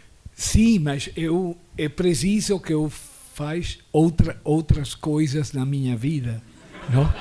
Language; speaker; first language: Portuguese; non-native, fluent; Spanish